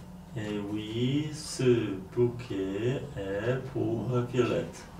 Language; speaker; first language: French; non-native, learner; Polish